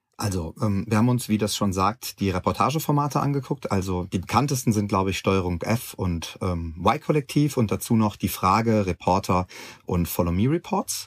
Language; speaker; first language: German; native; German